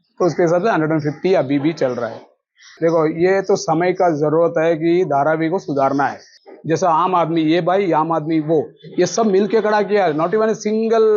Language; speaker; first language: Hindi; non-native, local second language; Tamil